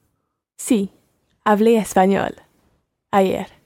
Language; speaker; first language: Spanish; non-native, learner; English